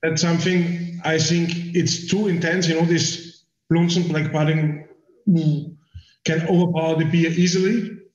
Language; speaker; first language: English; non-native, fluent; German